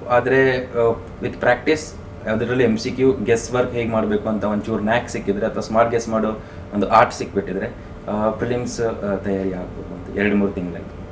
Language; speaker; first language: Kannada; native; Kannada